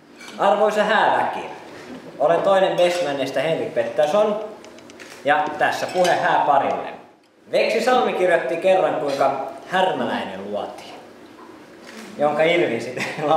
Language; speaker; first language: Finnish; native; Finnish